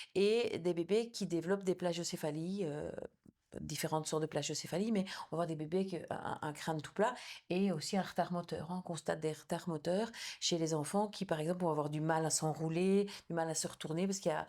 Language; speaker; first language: French; native; French